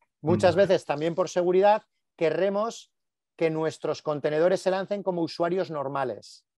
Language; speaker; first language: Spanish; native; Spanish